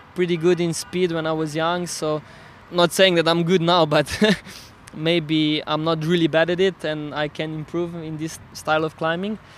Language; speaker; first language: English; non-native, fluent; Slovenian